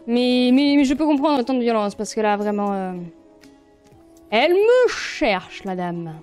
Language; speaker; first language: French; native; French